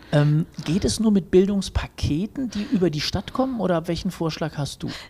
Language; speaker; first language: German; native; German